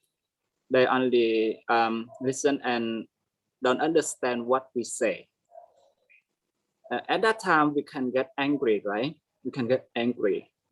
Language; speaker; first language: English; non-native, learner; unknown